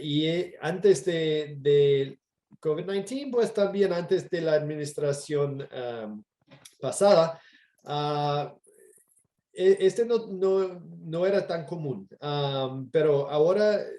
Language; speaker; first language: Spanish; non-native, fluent; English